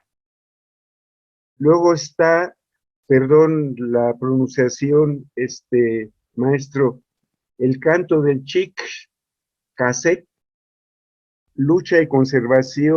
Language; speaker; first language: Spanish; native; Spanish